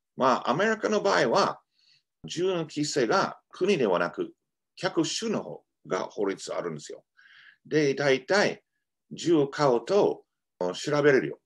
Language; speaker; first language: Japanese; non-native, fluent; English